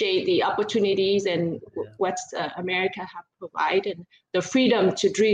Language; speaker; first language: English; non-native, fluent; Vietnamese